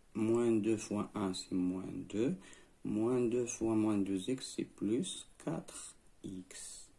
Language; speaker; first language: French; non-native, local second language; Arabic